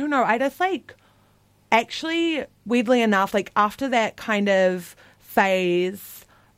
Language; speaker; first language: English; native; English